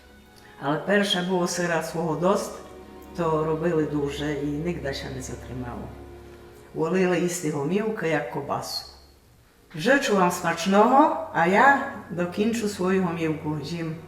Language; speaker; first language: Polish; non-native, local second language; Rusyn